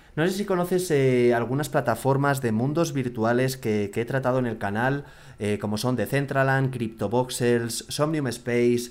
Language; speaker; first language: Spanish; native; Spanish